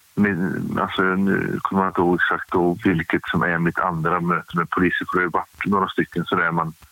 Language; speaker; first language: Swedish; native; Swedish